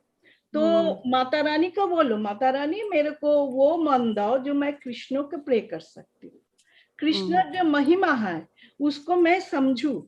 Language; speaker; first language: Hindi; non-native, local second language; Bangla